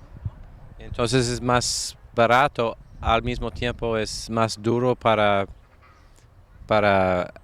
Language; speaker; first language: Spanish; non-native, learner; English